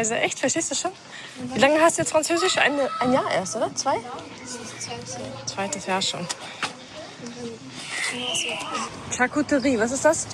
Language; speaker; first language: German; native; German